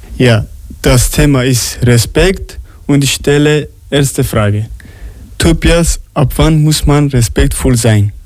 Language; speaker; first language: German; non-native, learner; Arabic